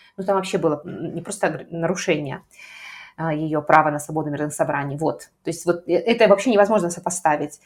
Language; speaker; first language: Russian; native; Russian